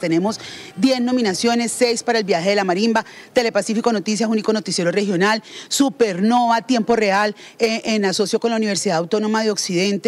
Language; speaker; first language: Spanish; native; Spanish